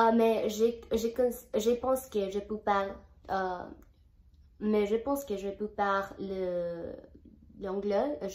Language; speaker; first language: French; non-native, learner; Spanish